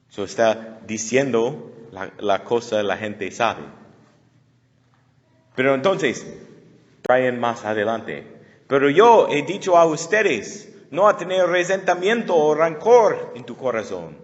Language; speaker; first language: Spanish; non-native, learner; English